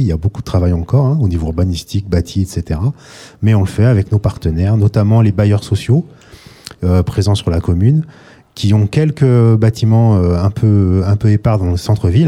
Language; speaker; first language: French; native; French